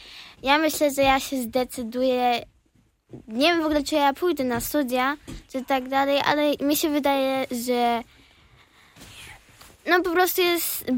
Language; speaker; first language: Polish; early bilingual, heritage; Polish